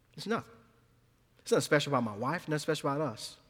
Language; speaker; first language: English; native; English